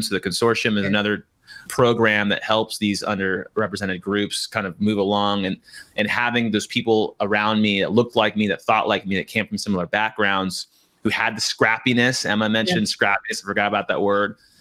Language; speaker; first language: English; native; English